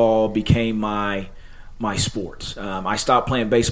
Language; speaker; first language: English; native; English